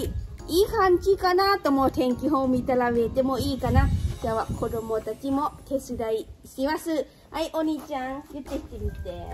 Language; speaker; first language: Japanese; non-native, learner; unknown